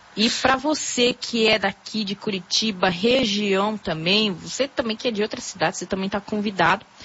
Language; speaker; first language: Portuguese; native; Portuguese